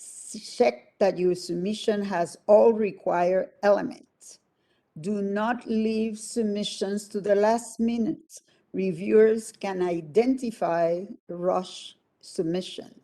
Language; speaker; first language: English; non-native, fluent; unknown